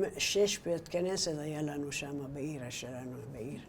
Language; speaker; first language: Hebrew; non-native, learner; Persian